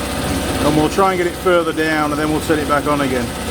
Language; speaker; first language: English; native; English